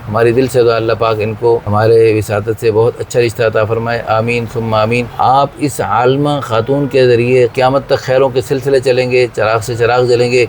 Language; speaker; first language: Urdu; non-native, local second language; Saraiki